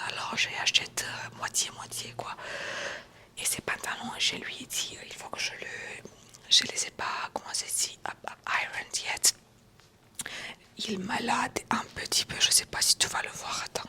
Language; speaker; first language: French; non-native, fluent; Romanian